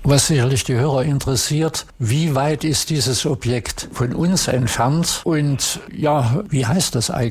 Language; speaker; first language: German; native; German